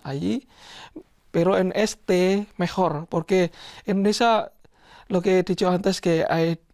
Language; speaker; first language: Spanish; non-native, learner; Indonesian